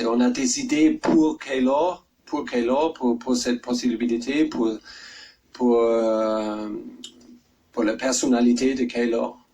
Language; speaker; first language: French; non-native, learner; German